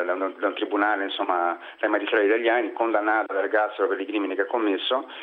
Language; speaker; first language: Italian; non-native, fluent; Portuguese